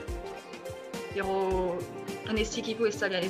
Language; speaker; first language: Spanish; non-native, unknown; French